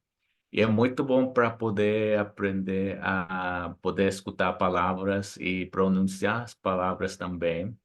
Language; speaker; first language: Portuguese; non-native, fluent; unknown